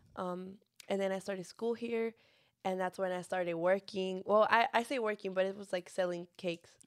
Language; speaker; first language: English; early bilingual, other home language; Spanish